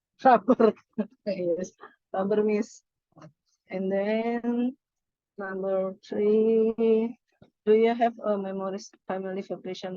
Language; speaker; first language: English; non-native, learner; Indonesian